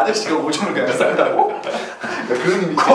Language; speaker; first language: Korean; native; Korean